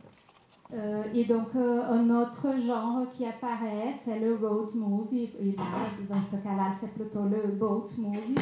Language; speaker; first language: French; non-native, fluent; Portuguese